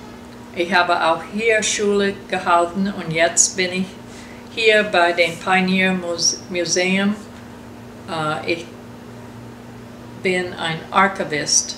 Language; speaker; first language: German; early bilingual, heritage; German